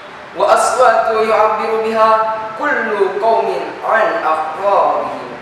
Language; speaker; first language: Arabic; non-native, learner; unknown